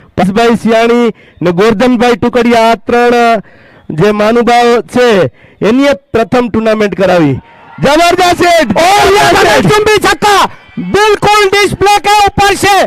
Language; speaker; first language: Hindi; non-native, local second language; Gujarati